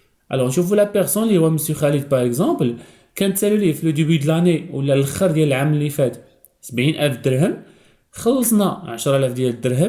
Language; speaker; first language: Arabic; native; Arabic